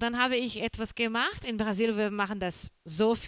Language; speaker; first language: German; non-native, learner; Portuguese